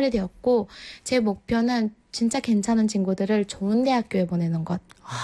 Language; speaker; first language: Korean; non-native, fluent; Mongolian